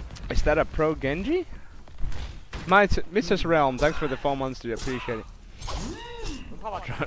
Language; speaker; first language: English; non-native, fluent; Finnish